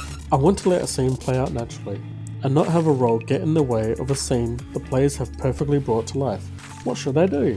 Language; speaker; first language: English; native; English